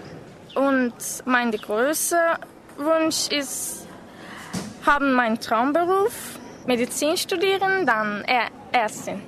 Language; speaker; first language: German; non-native, learner; Turkish